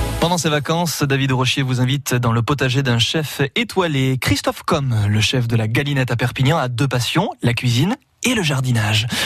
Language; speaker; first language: French; native; French